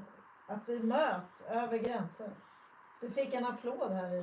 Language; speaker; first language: Swedish; native; Swedish